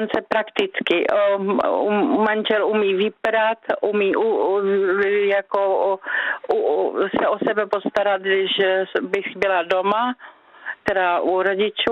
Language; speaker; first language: Czech; native; Czech